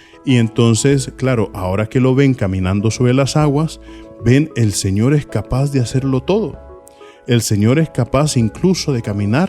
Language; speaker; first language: Spanish; native; Spanish